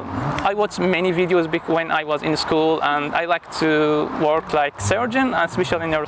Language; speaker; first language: English; non-native, fluent; Arabic